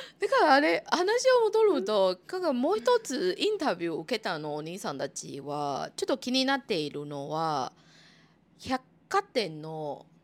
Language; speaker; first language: Japanese; non-native, fluent; Chinese